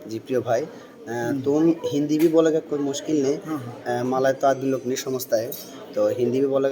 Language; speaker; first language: Hindi; non-native, learner; Bangla